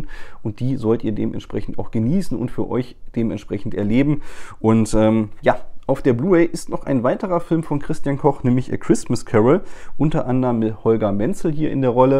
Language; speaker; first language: German; native; German